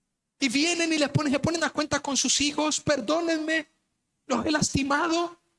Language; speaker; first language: Spanish; native; Spanish